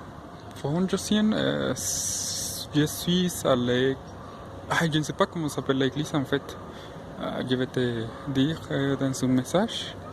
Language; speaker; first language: French; non-native, fluent; Spanish